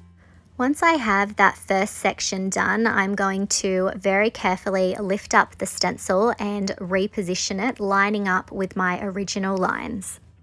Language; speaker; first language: English; native; English